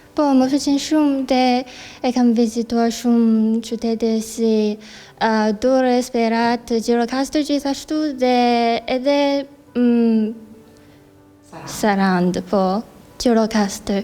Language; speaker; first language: Albanian; non-native, learner; Chinese